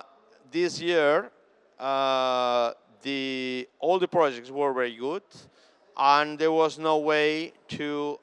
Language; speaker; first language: English; non-native, fluent; Catalan